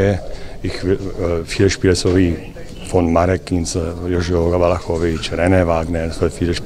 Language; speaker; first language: German; non-native, learner; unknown